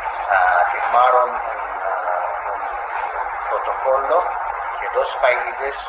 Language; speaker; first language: Spanish; non-native, fluent; Azerbaijani